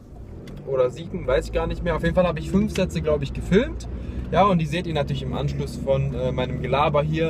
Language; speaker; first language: German; native; German